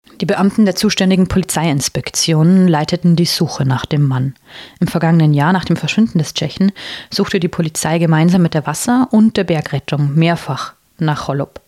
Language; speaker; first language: German; native; German